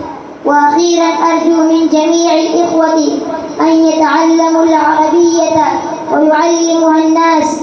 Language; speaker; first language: Arabic; non-native, learner; Urdu